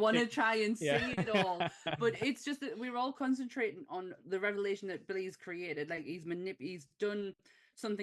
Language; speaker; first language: English; native; English